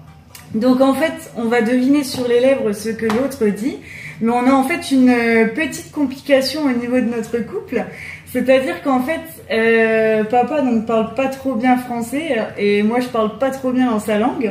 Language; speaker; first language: French; native; French